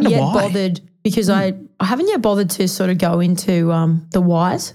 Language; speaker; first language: English; native; English